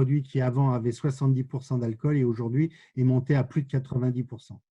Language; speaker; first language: French; native; French